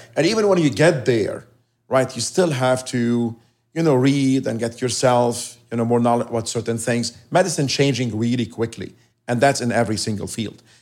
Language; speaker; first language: English; non-native, fluent; Arabic